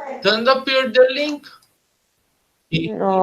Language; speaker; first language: English; non-native, learner; Spanish